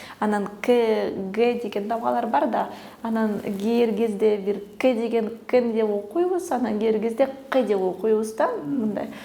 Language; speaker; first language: Kyrgyz; early bilingual, other home language; Russian